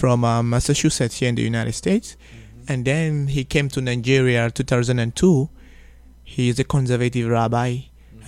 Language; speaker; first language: English; non-native, local second language; Igbo